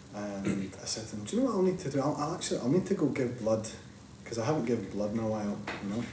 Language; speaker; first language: English; native; English